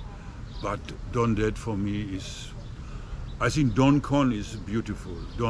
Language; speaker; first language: English; non-native, learner; German